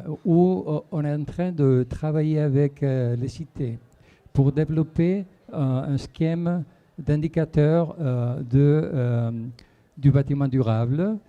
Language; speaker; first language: French; non-native, fluent; Spanish